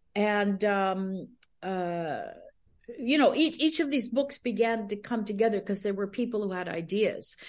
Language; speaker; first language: English; early bilingual, other home language; Spanish